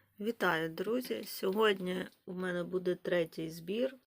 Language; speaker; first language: Ukrainian; native; Ukrainian